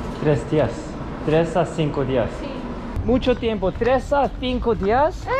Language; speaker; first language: Spanish; non-native, learner; Korean